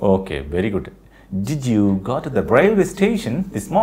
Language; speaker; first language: English; non-native, local second language; Malayalam